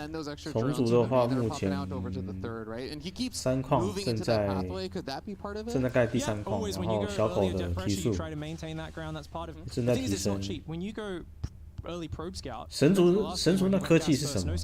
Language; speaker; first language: Chinese; native; Chinese